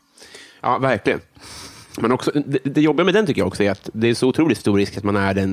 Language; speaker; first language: Swedish; native; Swedish